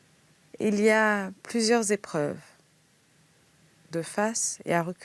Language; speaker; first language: French; native; French